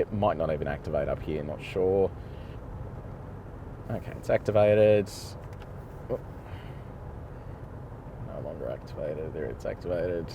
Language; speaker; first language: English; native; English